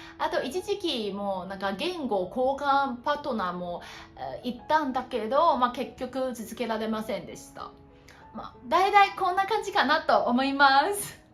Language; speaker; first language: Japanese; non-native, fluent; Chinese